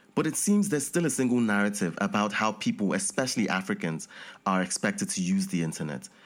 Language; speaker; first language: English; non-native, local second language; Yoruba